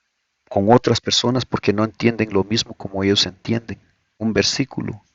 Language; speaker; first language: Spanish; native; Spanish